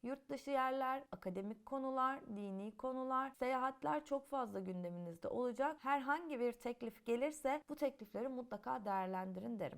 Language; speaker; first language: Turkish; native; Turkish